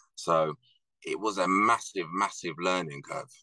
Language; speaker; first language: English; native; English